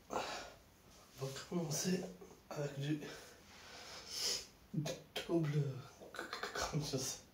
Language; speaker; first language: French; non-native, fluent; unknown